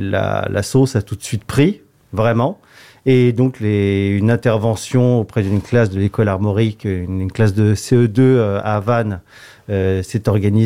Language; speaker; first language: French; native; French